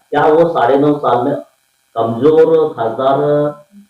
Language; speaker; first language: Hindi; non-native, local second language; Marathi